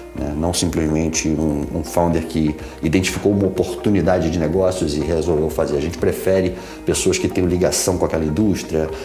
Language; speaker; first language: Portuguese; native; Portuguese